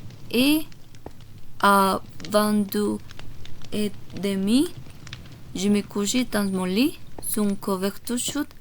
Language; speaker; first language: French; non-native, learner; Korean